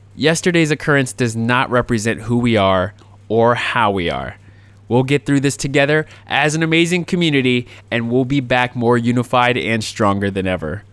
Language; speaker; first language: English; native; English